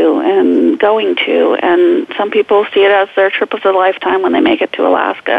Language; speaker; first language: English; native; English